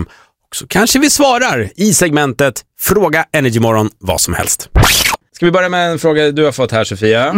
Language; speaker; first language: Swedish; native; Swedish